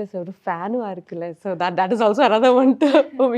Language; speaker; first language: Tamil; non-native, learner; Malayalam